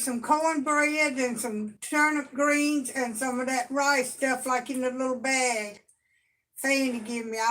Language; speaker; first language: English; native; English